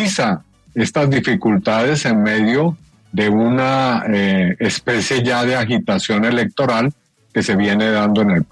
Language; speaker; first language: Spanish; native; Spanish